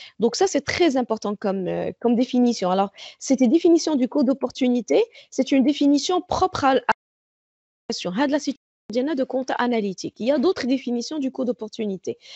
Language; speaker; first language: French; non-native, local second language; Arabic